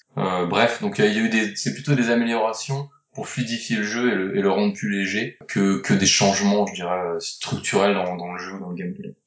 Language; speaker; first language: French; native; French